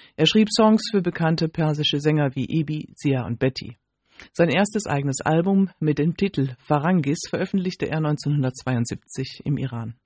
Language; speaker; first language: German; native; German